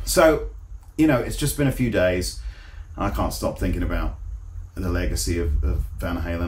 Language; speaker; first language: English; native; English